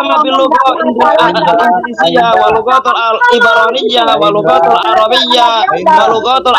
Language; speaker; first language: Arabic; non-native, learner; Indonesian